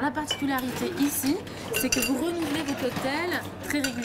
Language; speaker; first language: French; native; French